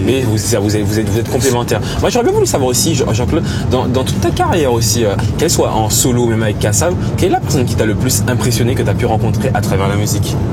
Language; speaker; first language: French; native; French